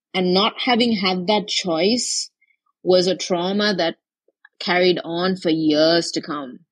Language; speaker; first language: English; non-native, local second language; Tamil